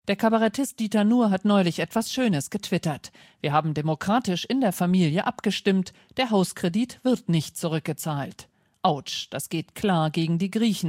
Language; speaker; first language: German; native; German